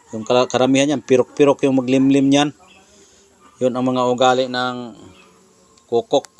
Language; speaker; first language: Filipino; non-native, local second language; Cebuano